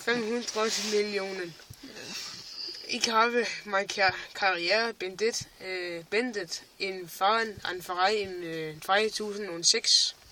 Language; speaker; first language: German; non-native, learner; Danish